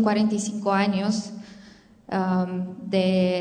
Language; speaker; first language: Spanish; non-native, fluent; Romanian